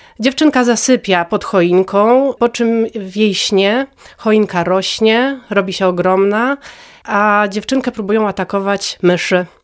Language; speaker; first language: Polish; native; Polish